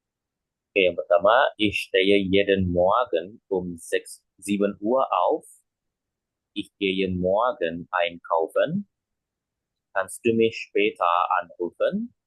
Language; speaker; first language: German; non-native, fluent; Indonesian